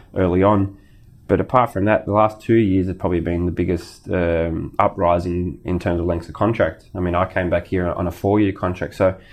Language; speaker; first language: English; native; English